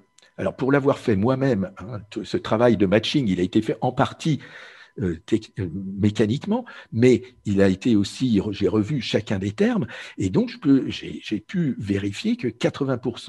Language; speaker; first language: French; native; French